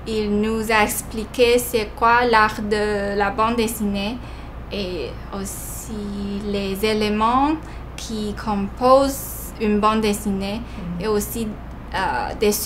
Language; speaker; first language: French; non-native, fluent; Chinese